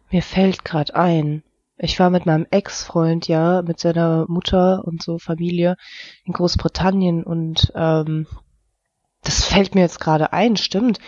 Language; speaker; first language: German; early bilingual, other home language; Russian